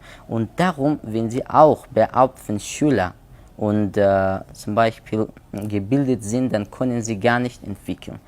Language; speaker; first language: German; non-native, learner; Persian